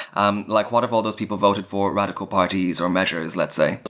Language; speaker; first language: English; native; English